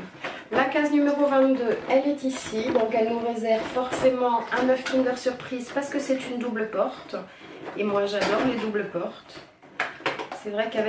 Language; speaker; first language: French; native; French